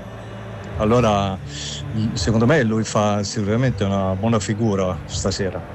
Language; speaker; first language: Italian; non-native, fluent; German